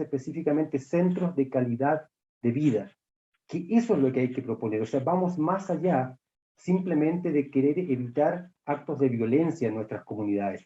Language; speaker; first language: Spanish; native; Spanish